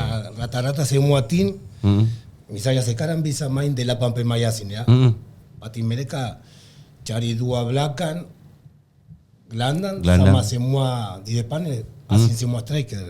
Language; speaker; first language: Indonesian; non-native, learner; Spanish